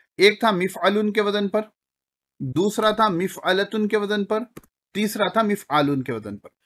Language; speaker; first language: Urdu; native; Urdu